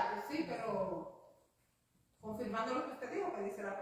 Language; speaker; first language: Spanish; native; Spanish